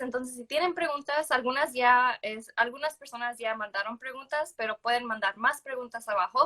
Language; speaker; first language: Spanish; early bilingual, other home language; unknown